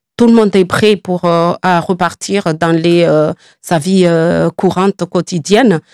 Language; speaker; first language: French; non-native, local second language; Comorian